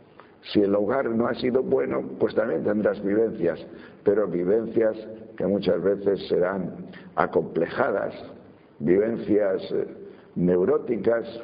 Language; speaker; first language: Spanish; native; Spanish